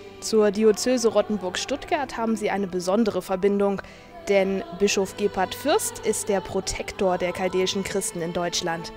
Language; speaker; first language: German; native; German